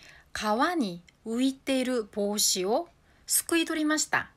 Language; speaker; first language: Japanese; non-native, fluent; Korean